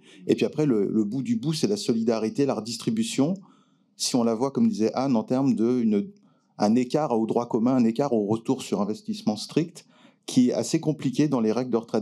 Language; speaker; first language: French; native; French